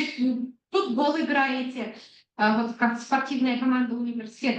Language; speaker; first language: Russian; non-native, fluent; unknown